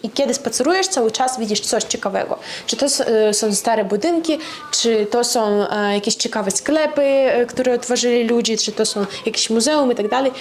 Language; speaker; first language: Polish; non-native, fluent; Russian